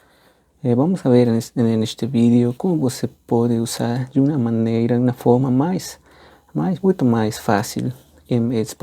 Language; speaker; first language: Portuguese; non-native, fluent; Spanish